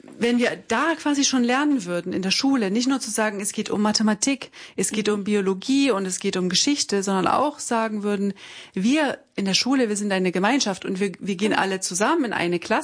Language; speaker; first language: German; native; German